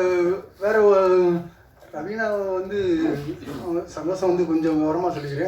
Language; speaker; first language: Tamil; native; Tamil